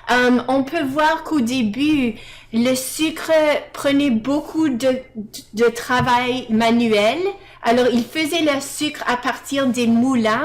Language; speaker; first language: French; non-native, fluent; English